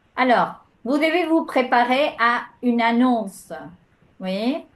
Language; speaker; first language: French; non-native, fluent; Spanish